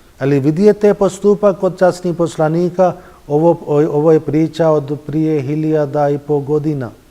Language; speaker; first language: Bosnian; non-native, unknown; Urdu